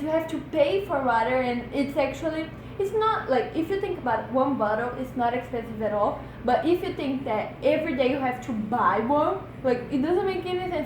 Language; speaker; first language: English; non-native, fluent; Portuguese